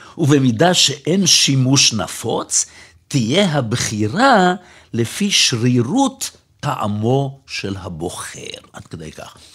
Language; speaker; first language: Hebrew; native; Hebrew